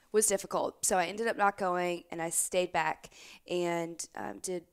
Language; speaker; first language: English; native; English